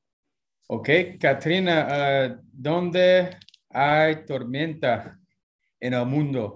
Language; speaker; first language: Spanish; non-native, learner; English